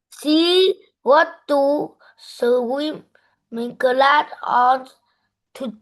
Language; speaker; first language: English; non-native, learner; Vietnamese